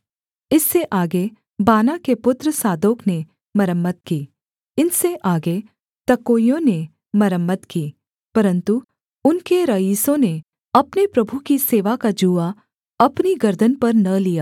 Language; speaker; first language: Hindi; native; Hindi